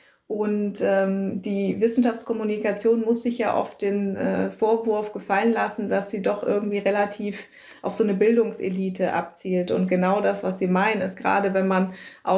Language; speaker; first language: German; native; German